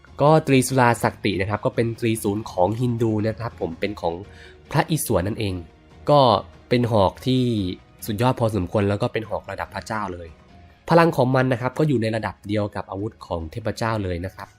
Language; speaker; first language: Thai; native; Thai